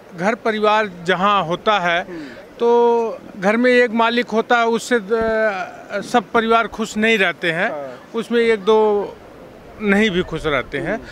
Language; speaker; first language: Hindi; native; Hindi